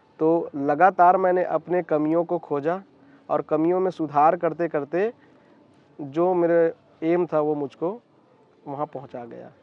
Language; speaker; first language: Hindi; native; Hindi